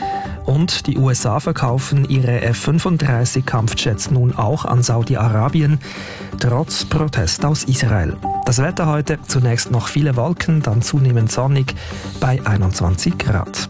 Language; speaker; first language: German; native; German